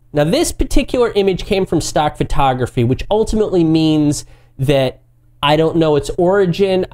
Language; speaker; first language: English; native; English